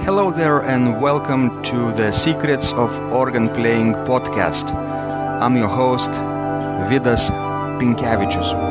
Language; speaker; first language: English; non-native, fluent; Lithuanian